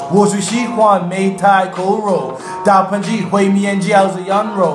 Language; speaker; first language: Chinese; non-native, learner; English